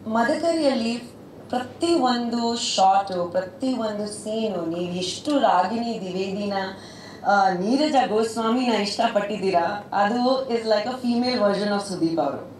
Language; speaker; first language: Kannada; non-native, local second language; Punjabi